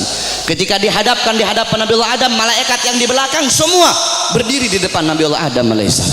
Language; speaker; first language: Indonesian; native; Indonesian